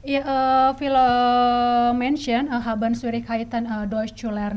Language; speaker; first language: German; non-native, learner; Indonesian